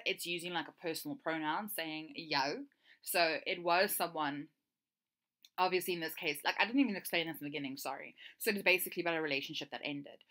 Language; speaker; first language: English; native; English